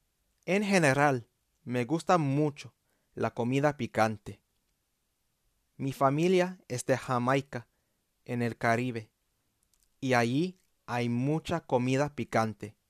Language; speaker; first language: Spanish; non-native, fluent; English